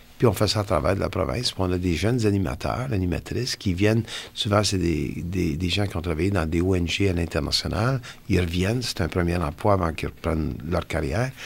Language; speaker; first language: French; non-native, local second language; English